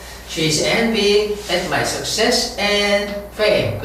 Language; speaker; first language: English; non-native, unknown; Korean